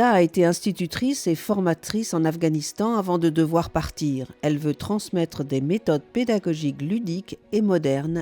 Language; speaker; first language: French; native; French